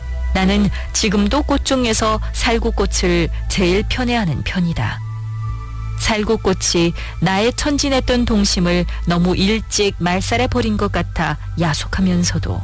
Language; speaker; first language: Korean; native; Korean